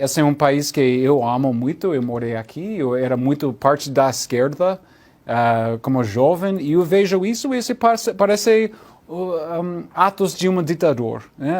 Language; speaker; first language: Portuguese; non-native, learner; English